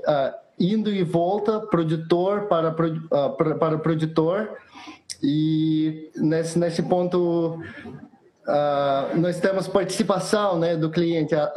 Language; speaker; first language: Portuguese; non-native, fluent; Russian